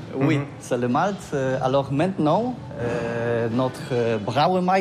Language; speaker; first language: French; non-native, learner; Polish